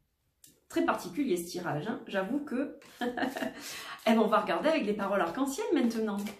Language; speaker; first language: French; native; French